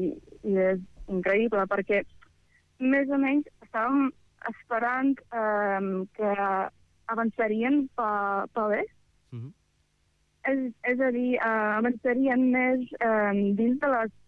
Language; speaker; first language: Catalan; non-native, fluent; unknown